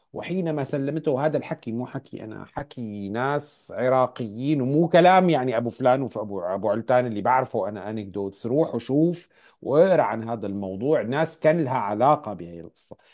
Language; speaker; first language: Arabic; native; Arabic